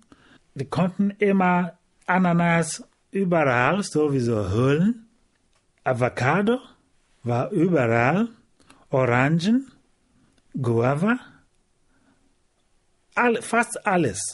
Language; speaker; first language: German; non-native, learner; Igbo